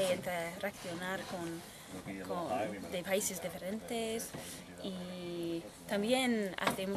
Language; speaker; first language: Spanish; non-native, fluent; English